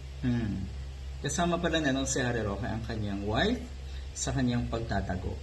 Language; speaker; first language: Filipino; native; Filipino